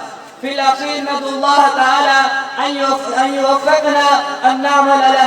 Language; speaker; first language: Arabic; non-native, learner; Urdu